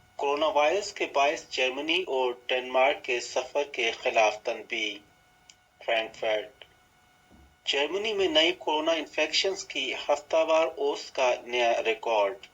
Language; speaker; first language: Urdu; native; Urdu